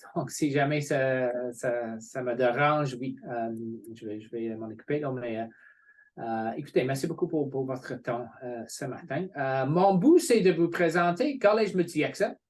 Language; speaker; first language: French; non-native, fluent; English